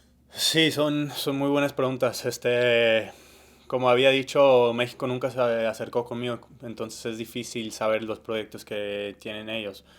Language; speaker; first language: Spanish; early bilingual, heritage; Spanish